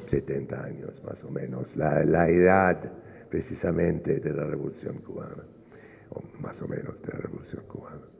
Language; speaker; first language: Spanish; non-native, fluent; English